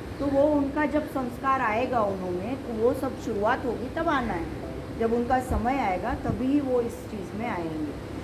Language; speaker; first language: Hindi; non-native, local second language; Marathi